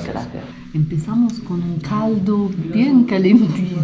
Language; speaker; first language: Spanish; non-native, fluent; German